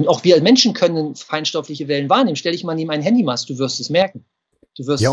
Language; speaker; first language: German; native; German